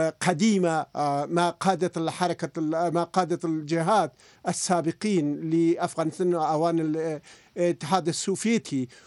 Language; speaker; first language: Arabic; non-native, fluent; Persian